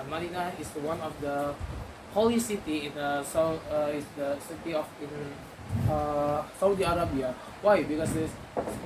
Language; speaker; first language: English; non-native, learner; Indonesian